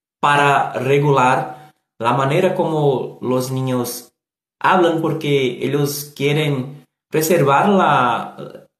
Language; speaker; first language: Spanish; non-native, learner; Portuguese